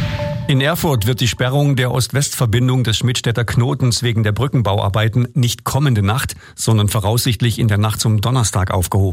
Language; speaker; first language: German; native; German